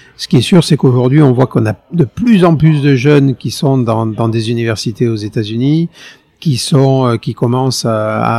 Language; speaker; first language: French; native; French